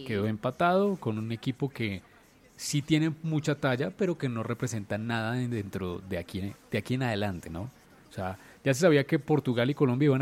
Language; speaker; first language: Spanish; native; Spanish